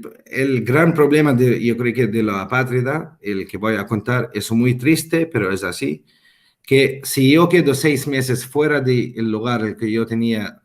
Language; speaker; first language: Spanish; non-native, fluent; Arabic